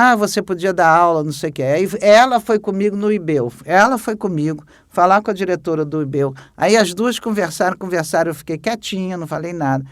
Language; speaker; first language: Portuguese; native; Portuguese